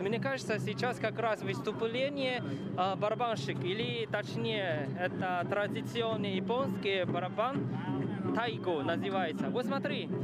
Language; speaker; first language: Russian; non-native, fluent; Chinese